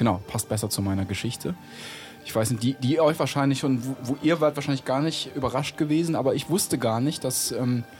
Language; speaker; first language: German; native; German